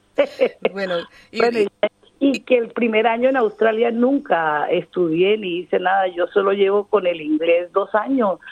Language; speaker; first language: Spanish; native; Spanish